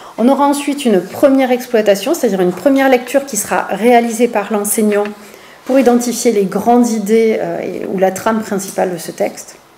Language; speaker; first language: French; native; French